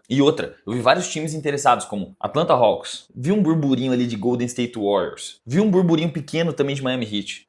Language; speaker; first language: Portuguese; native; Portuguese